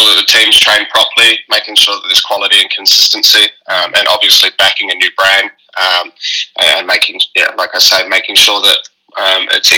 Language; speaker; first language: English; native; English